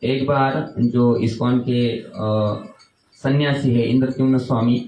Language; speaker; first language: Hindi; non-native, local second language; Marathi